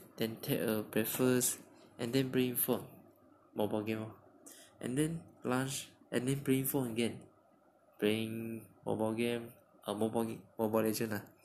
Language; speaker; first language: English; non-native, local second language; Chinese